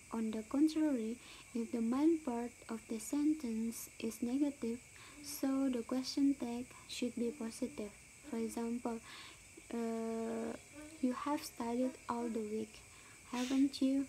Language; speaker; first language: English; non-native, learner; Indonesian